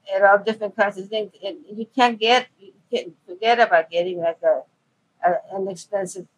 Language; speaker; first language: English; early bilingual, other home language; Spanish